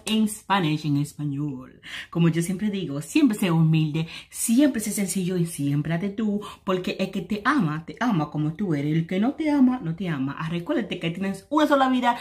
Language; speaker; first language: Spanish; native; Spanish